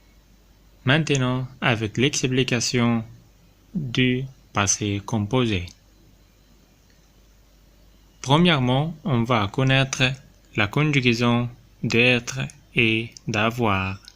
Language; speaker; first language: French; non-native, local second language; Arabic